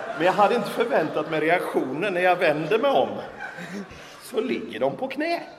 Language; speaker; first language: Swedish; native; Swedish